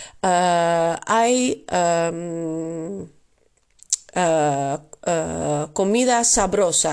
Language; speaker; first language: Spanish; non-native, fluent; Dutch